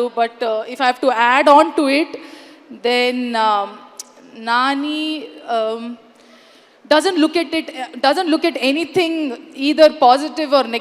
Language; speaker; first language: Telugu; non-native, learner; Kannada